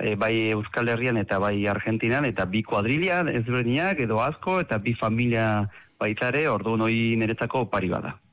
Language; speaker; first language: Basque; early bilingual, heritage; Spanish